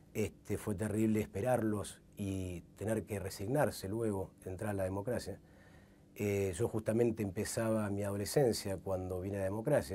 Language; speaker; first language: Spanish; native; Spanish